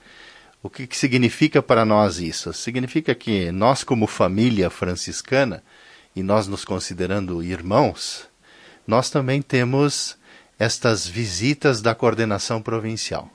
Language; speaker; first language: Portuguese; native; Portuguese